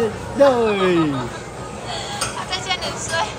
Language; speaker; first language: Chinese; non-native, fluent; Vietnamese